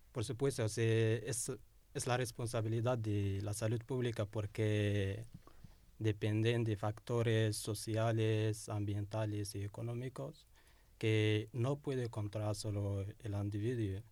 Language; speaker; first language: Spanish; non-native, learner; Russian